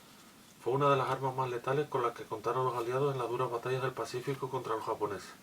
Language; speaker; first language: Spanish; native; Spanish